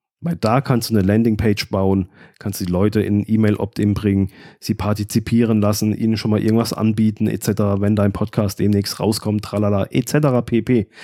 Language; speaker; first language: German; native; German